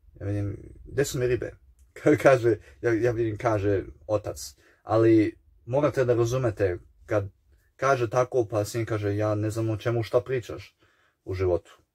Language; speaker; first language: Croatian; early bilingual, heritage; Serbian